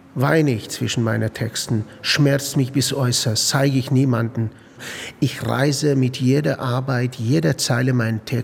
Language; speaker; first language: German; non-native, fluent; Arabic